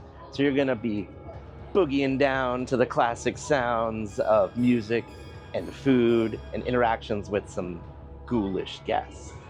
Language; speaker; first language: English; native; English